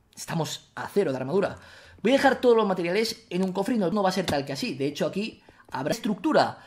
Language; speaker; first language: Spanish; native; Spanish